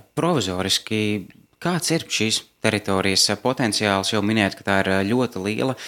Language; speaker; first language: Latvian; native; Latvian